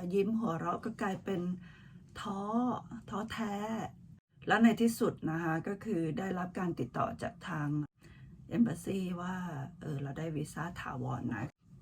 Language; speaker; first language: Thai; native; Thai